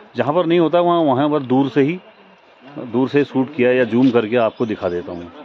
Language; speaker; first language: Hindi; native; Hindi